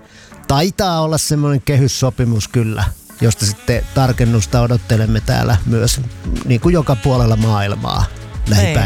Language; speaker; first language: Finnish; native; Finnish